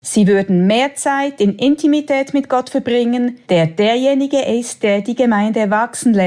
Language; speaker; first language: German; native; German